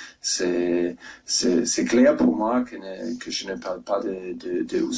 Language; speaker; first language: French; non-native, fluent; German